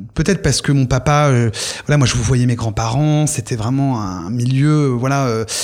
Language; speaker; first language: French; native; French